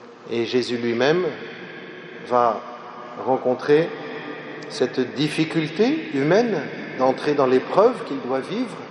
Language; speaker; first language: French; native; French